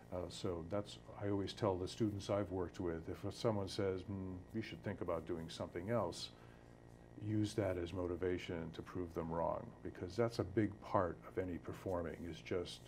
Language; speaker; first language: English; native; English